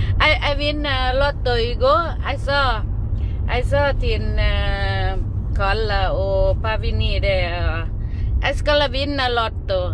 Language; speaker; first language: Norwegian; non-native, learner; Thai